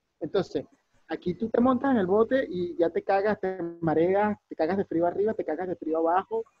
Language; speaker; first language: Spanish; native; Spanish